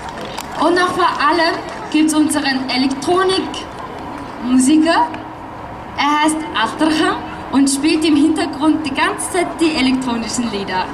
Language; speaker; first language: German; non-native, fluent; Mongolian